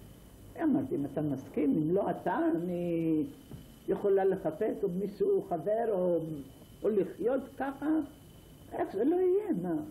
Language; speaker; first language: Hebrew; non-native, fluent; Ladino